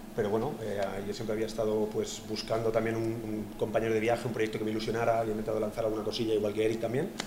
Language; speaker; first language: Spanish; native; Spanish